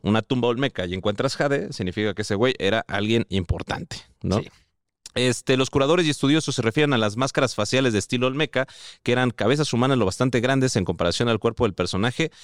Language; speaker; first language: Spanish; native; Spanish